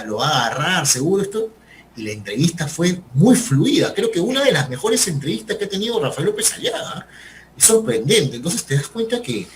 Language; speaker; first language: Spanish; native; Spanish